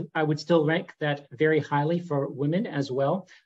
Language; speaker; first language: English; native; English